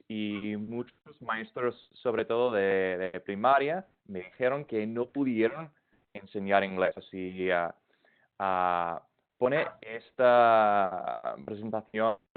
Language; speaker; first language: Spanish; non-native, fluent; English